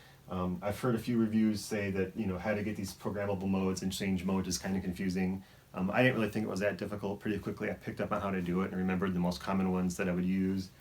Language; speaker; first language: English; native; English